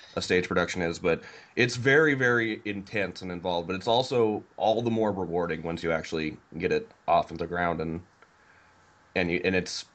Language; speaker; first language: English; native; English